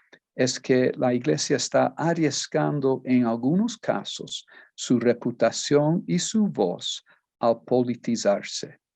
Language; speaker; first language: Spanish; non-native, fluent; Portuguese